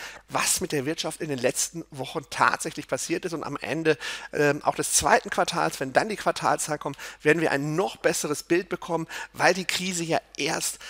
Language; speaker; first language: German; native; German